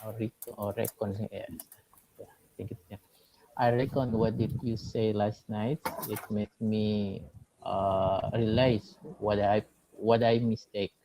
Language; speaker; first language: English; non-native, learner; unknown